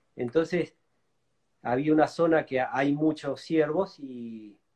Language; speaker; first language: Spanish; native; Spanish